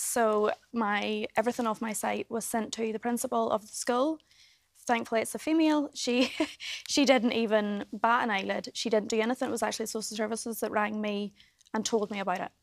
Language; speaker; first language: English; native; English